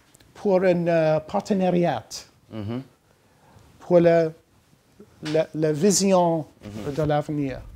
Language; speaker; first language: French; non-native, learner; English